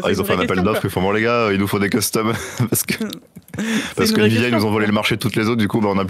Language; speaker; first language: French; native; French